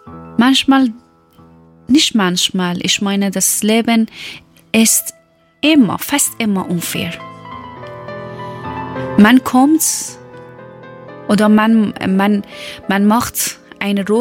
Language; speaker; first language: German; non-native, learner; Persian